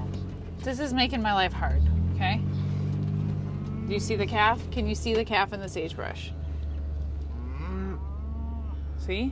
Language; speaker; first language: English; native; English